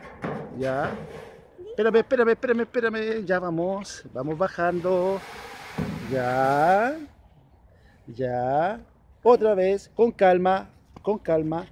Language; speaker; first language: Spanish; native; Spanish